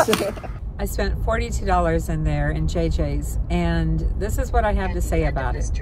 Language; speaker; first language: English; native; English